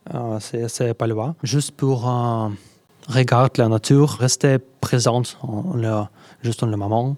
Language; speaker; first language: French; non-native, learner; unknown